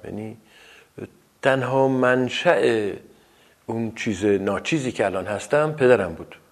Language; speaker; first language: Persian; non-native, local second language; Azerbaijani